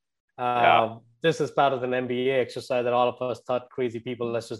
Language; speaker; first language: English; non-native, local second language; Hindi